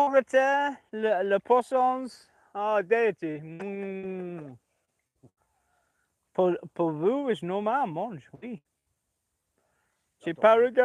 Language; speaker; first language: French; non-native, learner; English